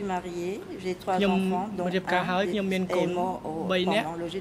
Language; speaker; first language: French; non-native, local second language; Khmer